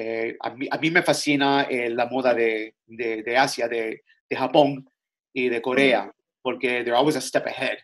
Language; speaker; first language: Spanish; early bilingual, other home language; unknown